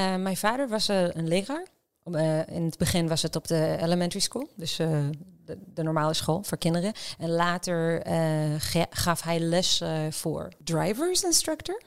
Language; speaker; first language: Dutch; non-native, fluent; Hebrew